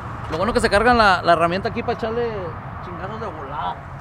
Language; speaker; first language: Spanish; early bilingual, heritage; Spanish